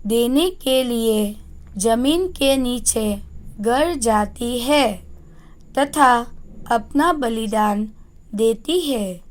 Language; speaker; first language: Hindi; non-native, local second language; Assamese